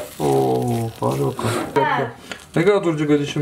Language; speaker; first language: Turkish; native; Turkish